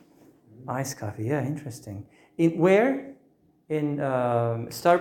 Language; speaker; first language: English; non-native, fluent; Turkish